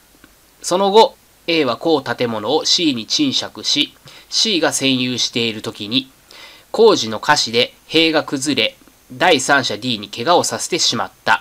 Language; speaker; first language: Japanese; native; Japanese